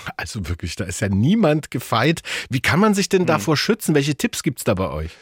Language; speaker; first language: German; native; German